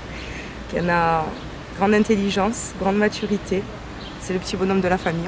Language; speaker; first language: French; native; French